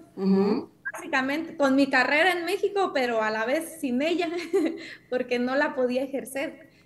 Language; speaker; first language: Spanish; native; Spanish